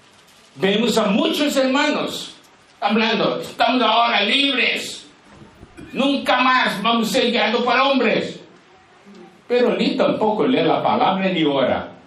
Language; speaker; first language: Spanish; non-native, fluent; Portuguese